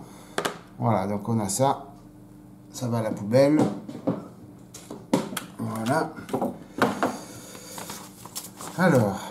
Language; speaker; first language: French; native; French